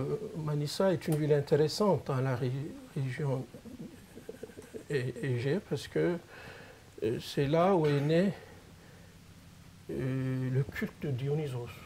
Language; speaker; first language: French; non-native, fluent; Turkish